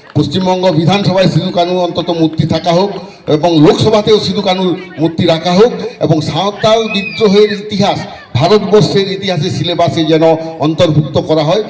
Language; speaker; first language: Bangla; non-native, local second language; Santali